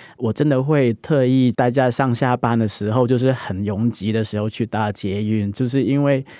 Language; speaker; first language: Chinese; non-native, local second language; Cantonese